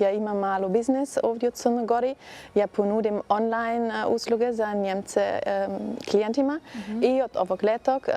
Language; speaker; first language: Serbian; non-native, learner; German